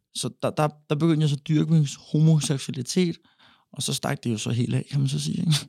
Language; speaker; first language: Danish; native; Danish